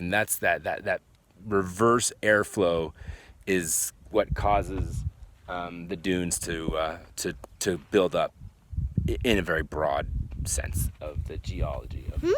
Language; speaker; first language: English; native; English